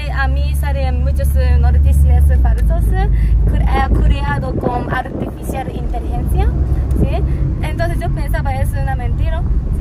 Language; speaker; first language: Spanish; non-native, learner; Japanese